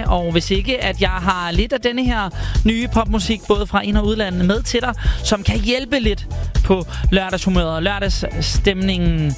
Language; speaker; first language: Danish; native; Danish